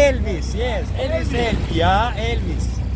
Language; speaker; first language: English; non-native, learner; Slovenian